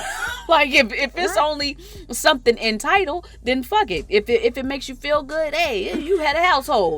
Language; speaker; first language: English; native; English